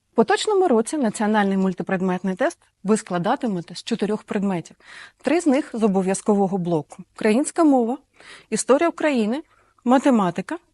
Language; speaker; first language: Ukrainian; native; Ukrainian